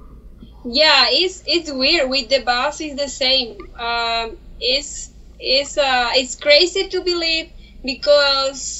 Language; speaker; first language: English; non-native, learner; Spanish